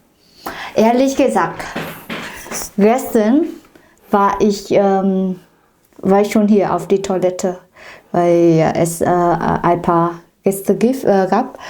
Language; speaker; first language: German; non-native, learner; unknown